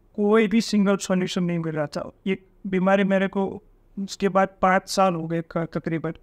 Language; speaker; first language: Hindi; non-native, local second language; Gujarati